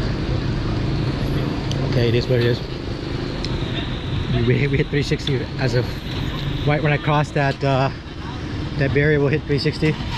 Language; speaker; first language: English; native; English